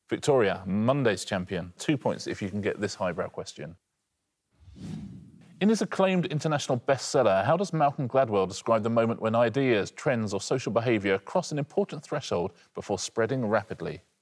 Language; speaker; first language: English; native; English